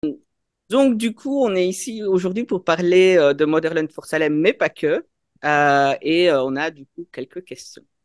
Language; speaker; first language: French; native; French